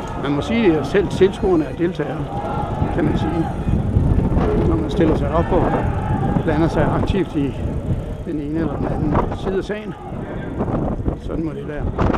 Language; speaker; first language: Danish; native; Danish